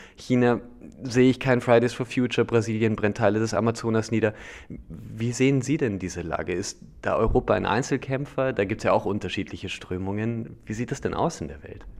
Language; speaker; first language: German; native; German